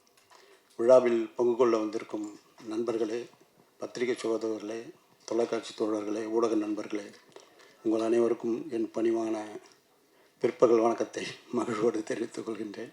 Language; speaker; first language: Tamil; native; Tamil